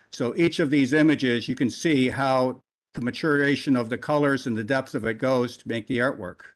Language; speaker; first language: English; native; English